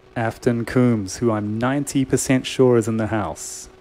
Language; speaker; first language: English; native; English